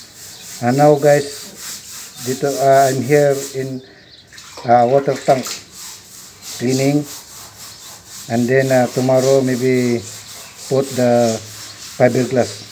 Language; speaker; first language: English; non-native, learner; Filipino